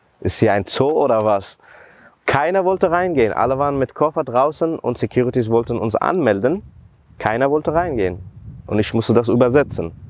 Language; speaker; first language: German; non-native, fluent; Persian